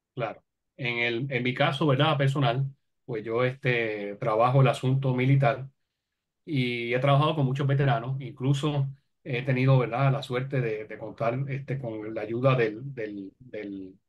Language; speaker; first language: Spanish; native; Spanish